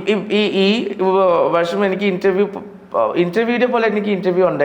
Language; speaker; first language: Malayalam; non-native, learner; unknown